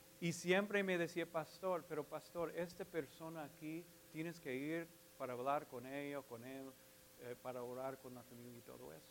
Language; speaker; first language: Spanish; non-native, fluent; English